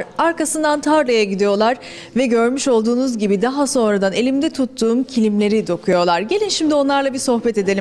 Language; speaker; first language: Turkish; native; Turkish